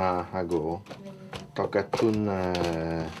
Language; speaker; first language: Korean; non-native, learner; Italian